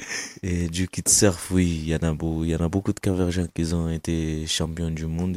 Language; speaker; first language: French; non-native, fluent; Kabuverdianu